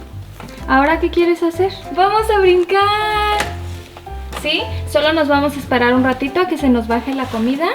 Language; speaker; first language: Spanish; native; Spanish